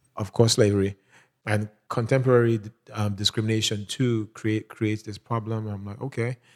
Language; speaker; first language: English; non-native, local second language; Yoruba